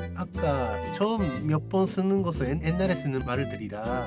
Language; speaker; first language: Korean; non-native, fluent; Japanese